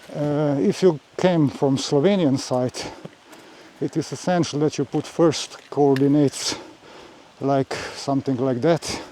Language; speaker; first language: English; non-native, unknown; Slovenian